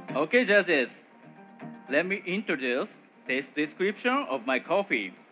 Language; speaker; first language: English; non-native, learner; Japanese